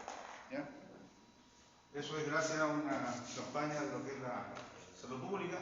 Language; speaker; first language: Spanish; native; Spanish